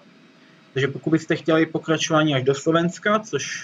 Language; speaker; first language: Czech; native; Czech